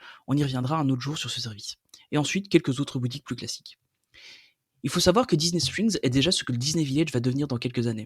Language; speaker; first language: French; native; French